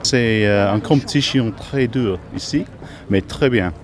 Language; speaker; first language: French; non-native, learner; English